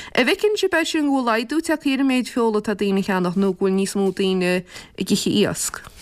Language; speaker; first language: Irish; native; Irish